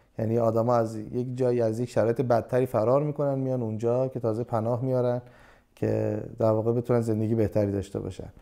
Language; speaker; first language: Persian; native; Persian